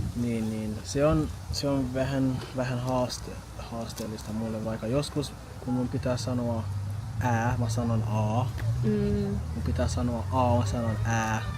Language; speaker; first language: Finnish; non-native, fluent; English